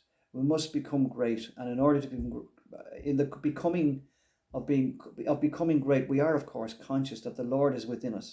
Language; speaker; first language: English; native; English